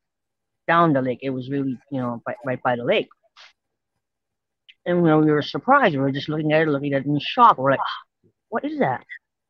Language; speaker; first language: English; native; English